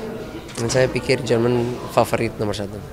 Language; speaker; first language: Indonesian; non-native, fluent; Dutch